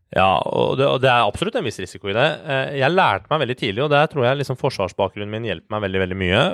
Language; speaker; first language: Norwegian; early bilingual, other home language; Persian